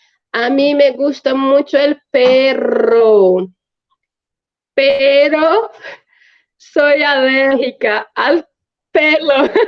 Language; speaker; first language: Spanish; non-native, fluent; Portuguese